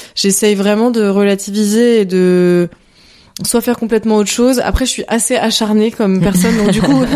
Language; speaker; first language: French; native; French